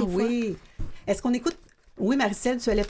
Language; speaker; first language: French; native; French